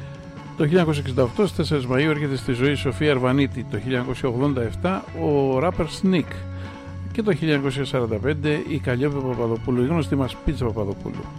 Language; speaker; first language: Greek; native; Greek